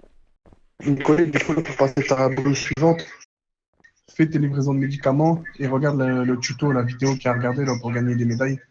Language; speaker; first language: French; native; French